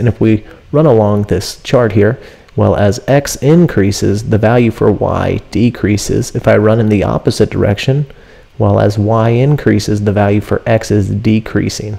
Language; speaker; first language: English; native; English